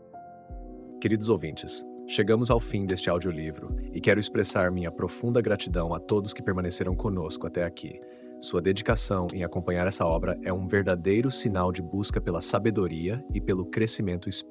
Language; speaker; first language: Portuguese; native; Portuguese